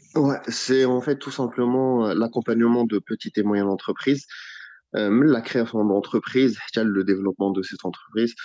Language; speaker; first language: French; non-native, local second language; Arabic